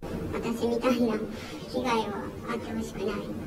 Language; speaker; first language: Japanese; native; Japanese